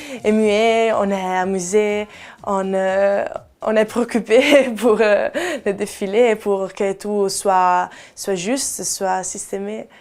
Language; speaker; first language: French; non-native, local second language; Italian